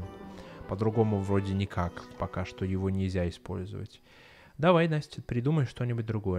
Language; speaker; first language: Russian; native; Russian